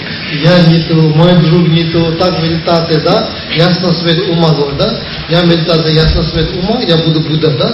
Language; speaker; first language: Russian; non-native, learner; Tibetan